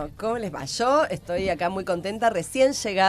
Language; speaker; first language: Spanish; native; Spanish